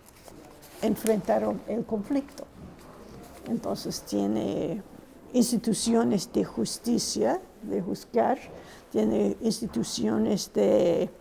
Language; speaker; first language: Spanish; non-native, fluent; English